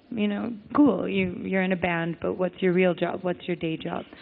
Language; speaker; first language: English; native; English